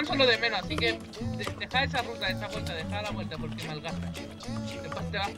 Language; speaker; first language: Spanish; native; Spanish